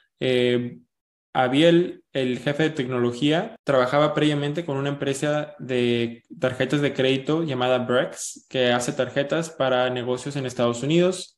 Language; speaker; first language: Spanish; early bilingual, heritage; Spanish